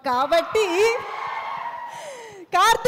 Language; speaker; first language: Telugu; native; Telugu